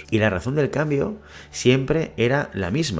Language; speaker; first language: Spanish; native; Spanish